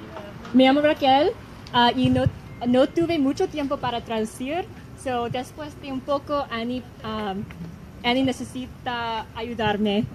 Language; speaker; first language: Spanish; non-native, learner; English